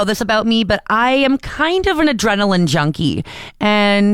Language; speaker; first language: English; native; English